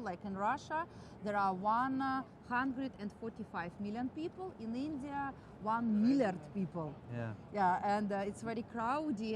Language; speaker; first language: English; non-native, fluent; Russian